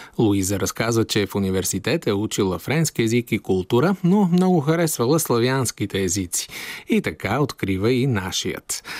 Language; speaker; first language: Bulgarian; native; Bulgarian